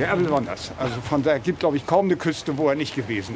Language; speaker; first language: German; native; German